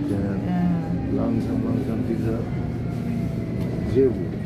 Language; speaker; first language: German; non-native, learner; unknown